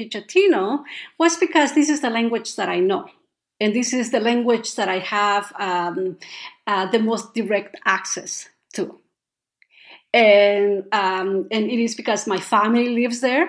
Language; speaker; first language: English; non-native, fluent; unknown